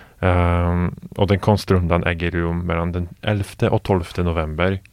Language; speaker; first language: Swedish; non-native, fluent; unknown